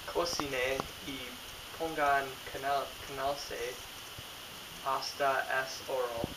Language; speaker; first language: Spanish; non-native, learner; English